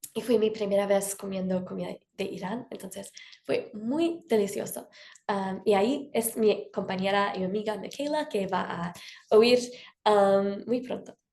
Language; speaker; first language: Spanish; non-native, fluent; English